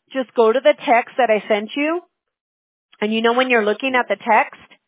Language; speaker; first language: English; early bilingual, other home language; Spanish